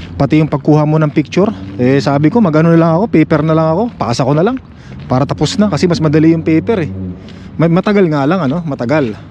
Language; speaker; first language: Filipino; native; Filipino